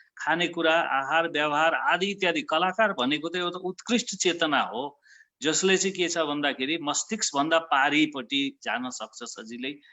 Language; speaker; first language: Nepali; native; Nepali